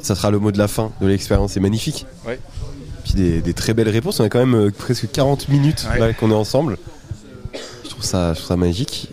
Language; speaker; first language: French; native; French